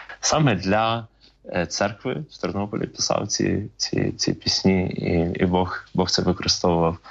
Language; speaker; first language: Ukrainian; early bilingual, other home language; English